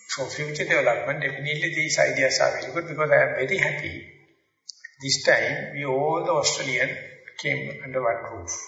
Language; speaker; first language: English; non-native, local second language; Sinhala